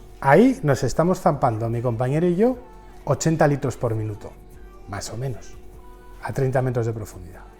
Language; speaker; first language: Spanish; native; Spanish